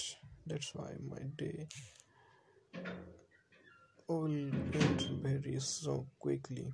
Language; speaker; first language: English; non-native, learner; Bangla